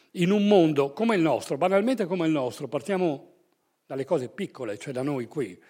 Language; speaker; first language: Italian; native; Italian